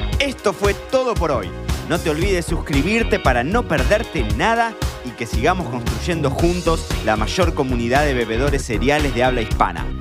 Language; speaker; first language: Spanish; native; Spanish